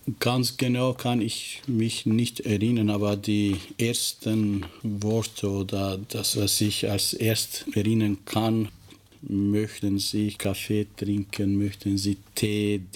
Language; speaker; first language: German; non-native, fluent; Albanian